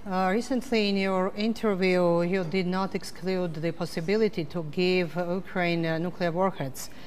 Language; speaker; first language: English; non-native, fluent; Georgian